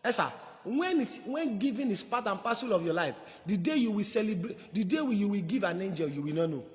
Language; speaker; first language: English; non-native, local second language; Yoruba